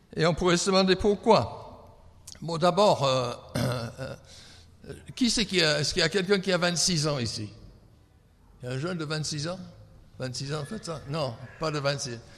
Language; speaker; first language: French; non-native, fluent; English